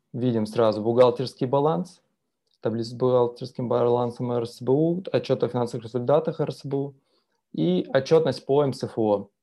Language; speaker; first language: Russian; native; Russian